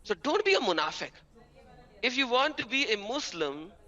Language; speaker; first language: English; non-native, local second language; Hindi